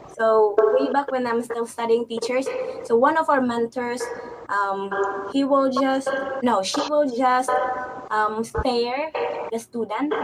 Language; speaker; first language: English; non-native, fluent; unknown